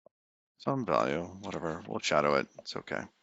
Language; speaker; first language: English; native; English